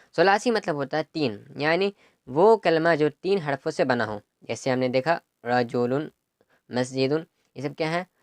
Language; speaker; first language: Urdu; native; Urdu